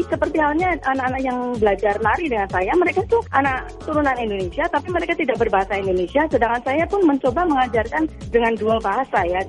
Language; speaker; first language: Indonesian; native; Indonesian